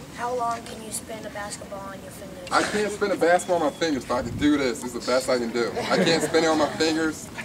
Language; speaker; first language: English; native; English